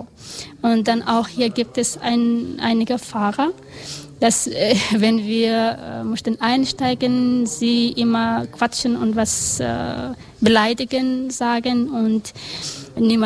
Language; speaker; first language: German; non-native, learner; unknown